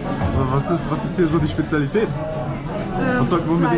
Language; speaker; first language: German; native; German